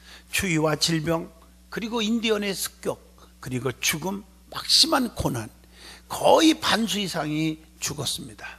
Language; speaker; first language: Korean; native; Korean